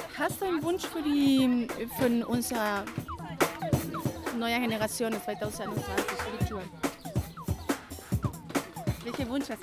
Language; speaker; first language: German; non-native, learner; Spanish